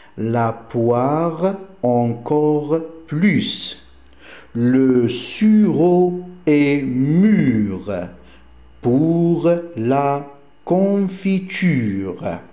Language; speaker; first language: French; non-native, local second language; Arabic